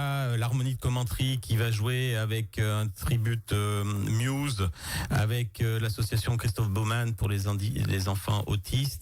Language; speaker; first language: French; native; French